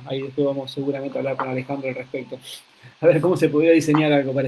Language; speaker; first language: Spanish; native; Spanish